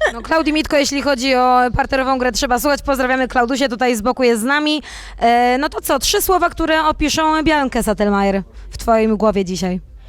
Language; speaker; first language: Polish; native; Polish